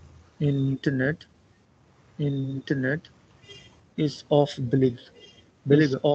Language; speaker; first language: German; non-native, learner; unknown